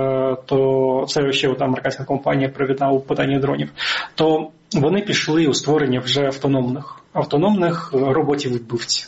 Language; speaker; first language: Ukrainian; native; Ukrainian